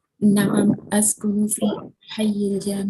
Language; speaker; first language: Arabic; non-native, learner; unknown